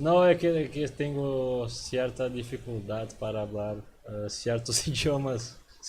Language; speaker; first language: Spanish; non-native, learner; Portuguese